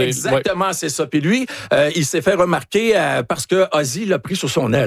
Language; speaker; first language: French; native; French